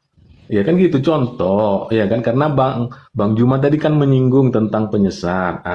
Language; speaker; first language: Indonesian; native; Indonesian